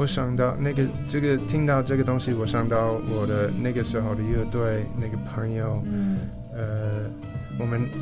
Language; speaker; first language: Chinese; non-native, fluent; English